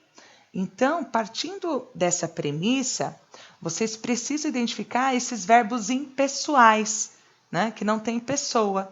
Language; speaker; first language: Portuguese; native; Portuguese